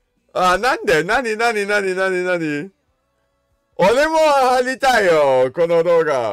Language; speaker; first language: Japanese; non-native, learner; English